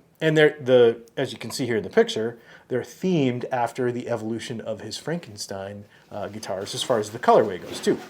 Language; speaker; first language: English; native; English